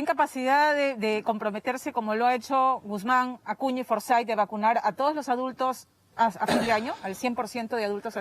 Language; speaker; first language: Spanish; native; Spanish